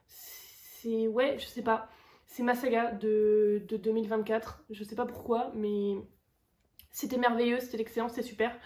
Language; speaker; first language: French; native; French